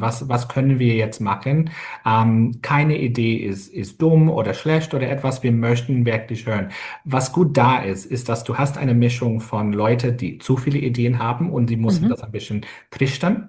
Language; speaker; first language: German; non-native, fluent; English